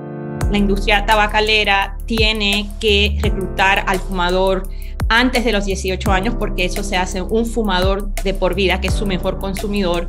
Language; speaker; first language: Spanish; native; Spanish